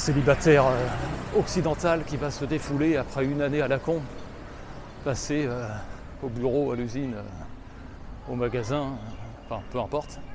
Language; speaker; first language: French; native; French